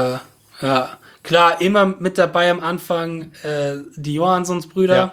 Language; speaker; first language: German; native; German